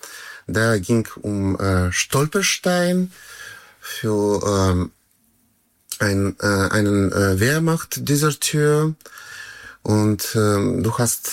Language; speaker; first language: German; non-native, fluent; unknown